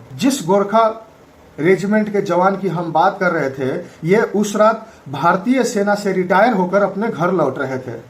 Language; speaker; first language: Hindi; native; Hindi